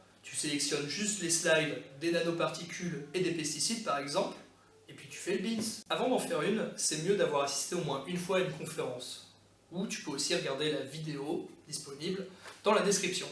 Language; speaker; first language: French; native; French